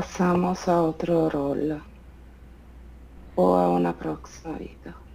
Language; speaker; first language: Spanish; non-native, fluent; Italian